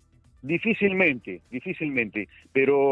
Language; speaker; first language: Spanish; native; Spanish